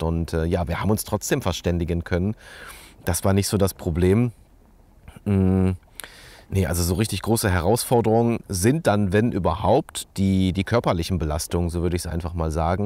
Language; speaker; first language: German; native; German